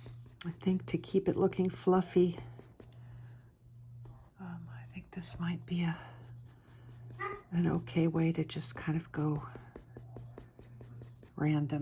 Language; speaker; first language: English; native; English